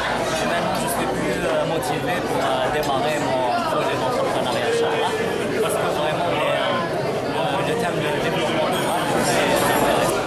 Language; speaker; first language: French; non-native, local second language; Arabic